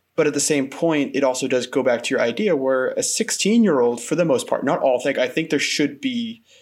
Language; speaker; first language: English; native; English